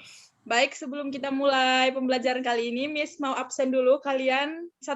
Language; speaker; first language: Indonesian; native; Indonesian